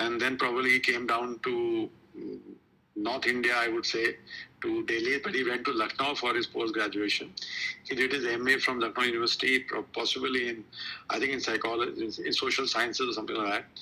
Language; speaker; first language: English; non-native, local second language; Kashmiri